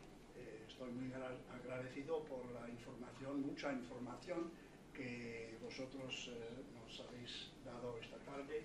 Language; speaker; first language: Spanish; non-native, fluent; English